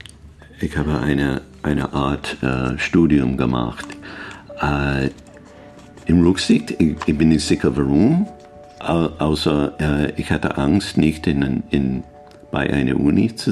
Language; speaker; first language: German; non-native, learner; English